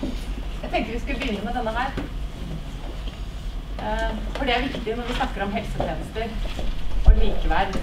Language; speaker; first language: Norwegian; native; Norwegian